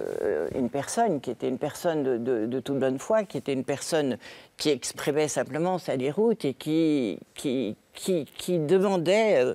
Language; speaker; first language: French; native; French